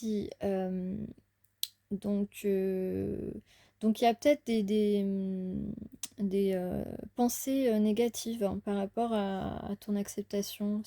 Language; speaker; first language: French; native; French